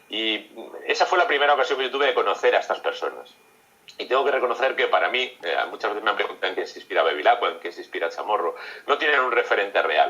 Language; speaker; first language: Spanish; native; Spanish